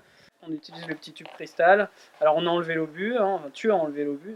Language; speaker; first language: French; native; French